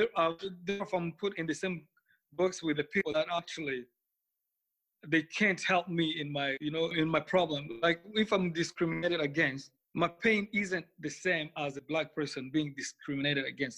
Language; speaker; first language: English; non-native, local second language; Kinyarwanda